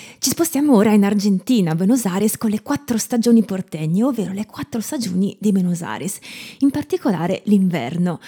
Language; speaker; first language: Italian; native; Italian